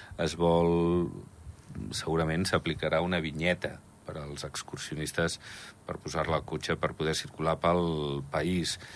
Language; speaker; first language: Catalan; native; Catalan